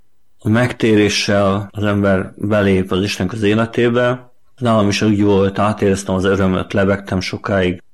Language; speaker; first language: Hungarian; native; Hungarian